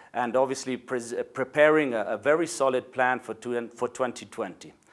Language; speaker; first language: English; non-native, fluent; Spanish